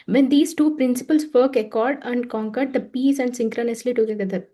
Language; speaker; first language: English; non-native, local second language; Telugu